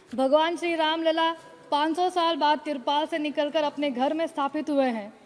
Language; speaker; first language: Hindi; native; Hindi